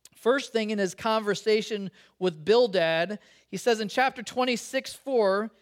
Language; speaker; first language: English; native; English